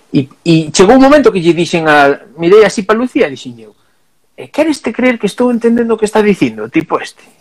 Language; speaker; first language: Galician; non-native, local second language; Spanish